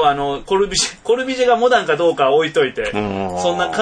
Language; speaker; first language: Japanese; native; Japanese